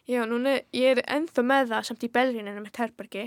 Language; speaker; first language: Icelandic; early bilingual, heritage; Icelandic